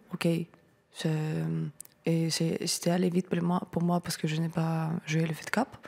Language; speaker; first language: French; non-native, learner; Russian